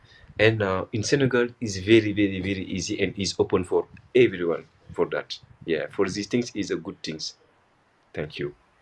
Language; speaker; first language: English; non-native, local second language; Wolof